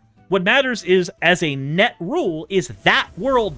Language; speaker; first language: English; native; English